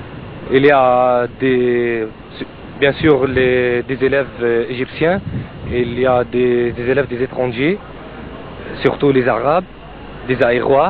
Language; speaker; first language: French; non-native, fluent; Arabic